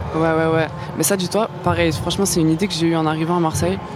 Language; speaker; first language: French; native; French